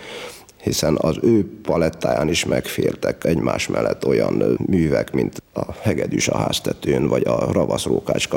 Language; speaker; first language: Hungarian; native; Hungarian